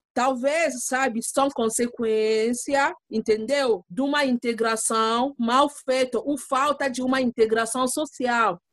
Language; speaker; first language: Portuguese; non-native, learner; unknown